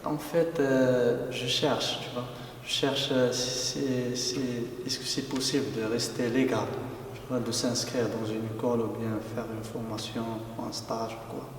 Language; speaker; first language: French; non-native, local second language; Arabic